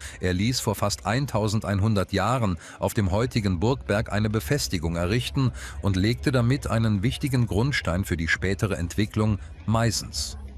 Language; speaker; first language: German; native; German